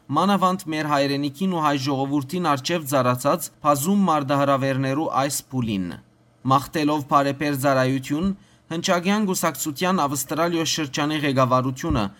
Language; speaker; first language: Armenian; early bilingual, heritage; Armenian